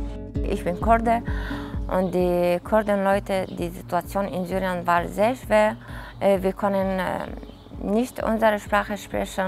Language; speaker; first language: German; non-native, learner; Kurdish